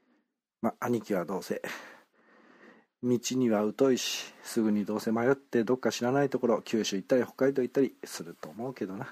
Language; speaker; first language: Japanese; native; Japanese